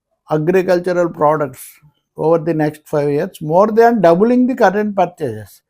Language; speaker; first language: English; non-native, local second language; Telugu